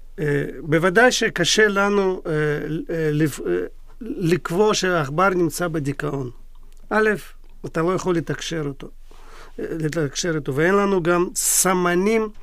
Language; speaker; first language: Hebrew; non-native, fluent; Russian